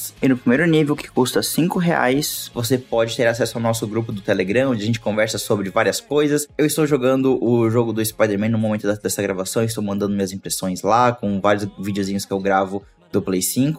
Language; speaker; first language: Portuguese; native; Portuguese